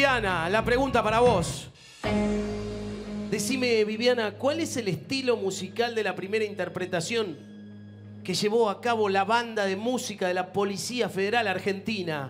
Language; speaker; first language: Spanish; native; Spanish